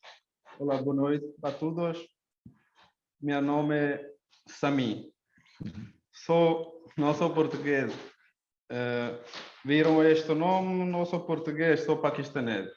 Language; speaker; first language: Portuguese; non-native, learner; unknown